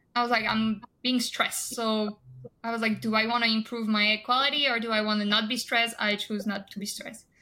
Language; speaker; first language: English; non-native, fluent; French